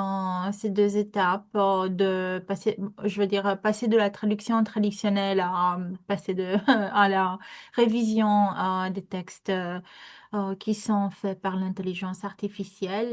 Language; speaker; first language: French; non-native, fluent; Romanian